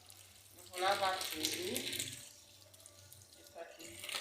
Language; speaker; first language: Portuguese; non-native, learner; Haitian Creole